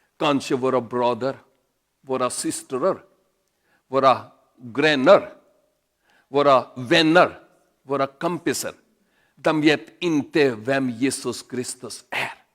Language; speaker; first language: Swedish; non-native, learner; Urdu